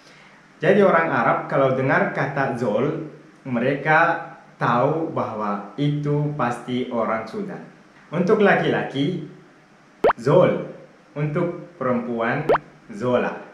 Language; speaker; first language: Indonesian; non-native, fluent; Arabic